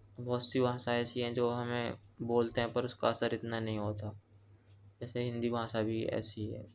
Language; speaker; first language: Hindi; native; Hindi